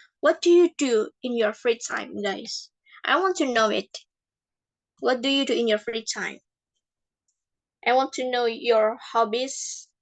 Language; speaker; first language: English; non-native, fluent; Indonesian